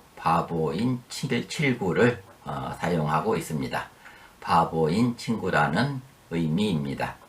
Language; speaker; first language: Korean; native; Korean